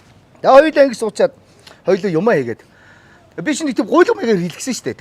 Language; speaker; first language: Mongolian; native; Mongolian